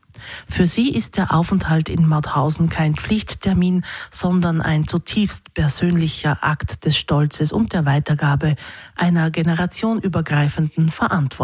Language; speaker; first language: German; native; German